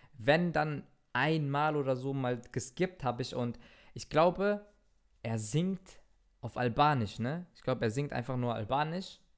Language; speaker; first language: German; early bilingual, other home language; Turkish